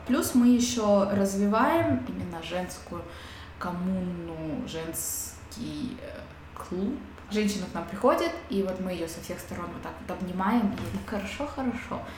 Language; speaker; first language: Russian; native; Russian